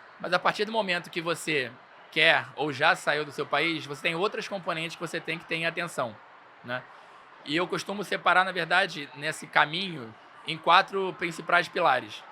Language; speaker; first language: Portuguese; native; Portuguese